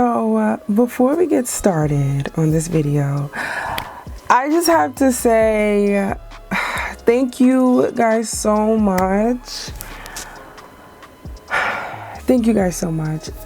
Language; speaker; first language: English; native; English